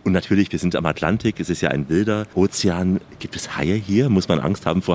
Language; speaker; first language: German; native; German